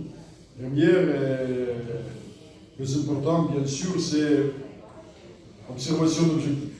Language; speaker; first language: French; non-native, learner; Russian